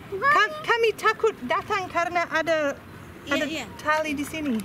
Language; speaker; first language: Indonesian; non-native, learner; English